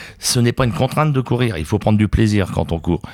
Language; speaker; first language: French; native; French